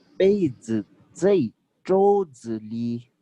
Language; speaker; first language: Chinese; non-native, fluent; Hindi